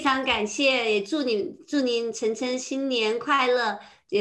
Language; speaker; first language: Chinese; native; Chinese